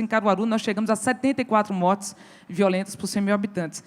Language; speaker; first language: Portuguese; native; Portuguese